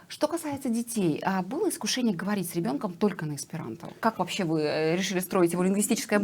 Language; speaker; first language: Russian; native; Russian